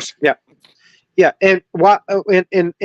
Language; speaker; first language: English; native; English